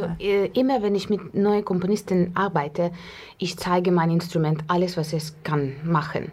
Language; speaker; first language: German; non-native, fluent; Russian